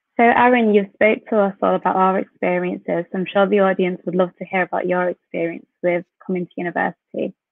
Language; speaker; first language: English; native; English